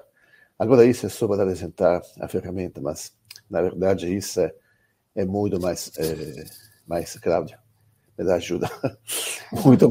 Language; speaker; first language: Portuguese; non-native, learner; Italian